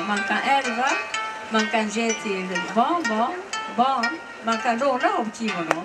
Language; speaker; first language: Swedish; non-native, learner; Japanese